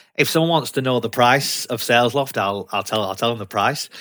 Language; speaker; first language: English; native; English